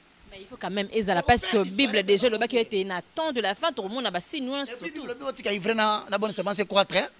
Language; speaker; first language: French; non-native, local second language; Lingala